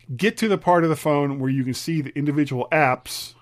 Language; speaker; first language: English; native; English